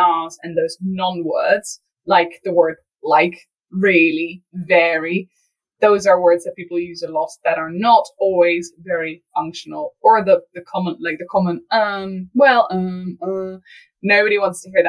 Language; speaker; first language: English; non-native, fluent; Dutch